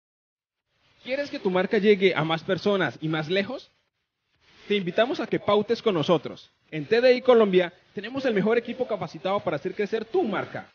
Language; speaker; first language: Spanish; native; Spanish